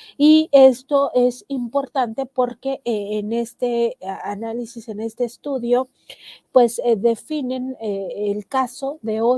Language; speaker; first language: Spanish; native; Spanish